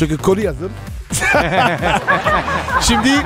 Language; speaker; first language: Turkish; non-native, learner; French